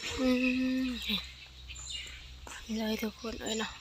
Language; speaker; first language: Thai; non-native, local second language; Lao